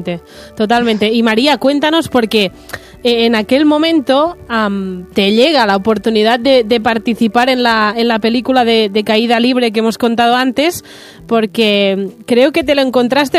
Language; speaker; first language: Spanish; non-native, local second language; Catalan